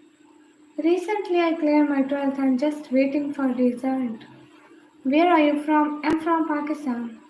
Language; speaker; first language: English; non-native, learner; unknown